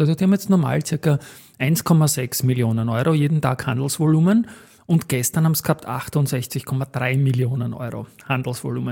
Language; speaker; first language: German; native; German